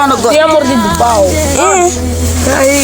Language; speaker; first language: Portuguese; non-native, local second language; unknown